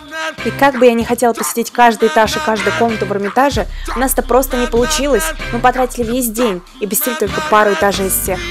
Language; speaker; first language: Russian; native; Russian